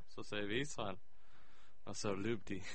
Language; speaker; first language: Danish; early bilingual, heritage; Hebrew